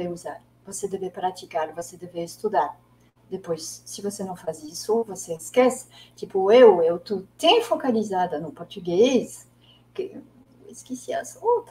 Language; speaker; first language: Portuguese; non-native, fluent; French